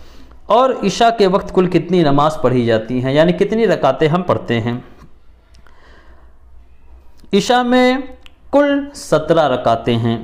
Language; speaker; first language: Urdu; native; Urdu